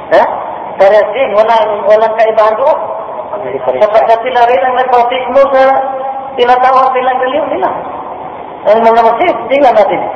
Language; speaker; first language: Filipino; non-native, local second language; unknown